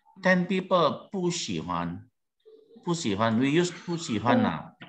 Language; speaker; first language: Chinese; non-native, fluent; Indonesian